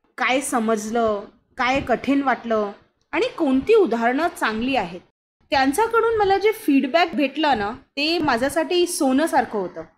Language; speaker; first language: Marathi; non-native, local second language; Hindi